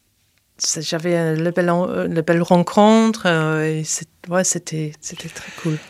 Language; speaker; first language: French; non-native, fluent; English